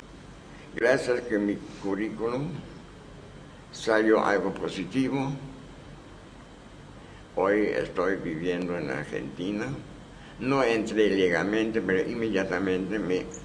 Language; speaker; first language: Spanish; non-native, fluent; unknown